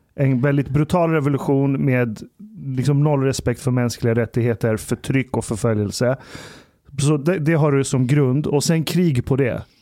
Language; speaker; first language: Swedish; early bilingual, other home language; Persian